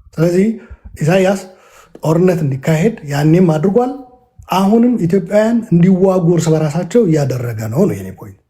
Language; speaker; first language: Amharic; non-native, local second language; Tigrinya